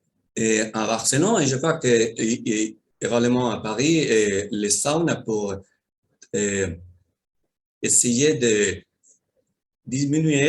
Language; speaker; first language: French; non-native, learner; Spanish